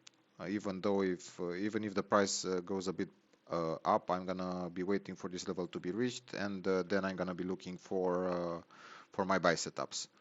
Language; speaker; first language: English; non-native, fluent; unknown